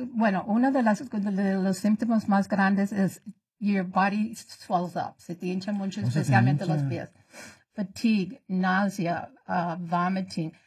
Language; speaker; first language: Spanish; early bilingual, heritage; Spanish